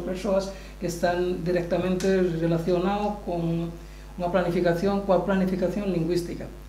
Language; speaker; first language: Galician; non-native, learner; Bangla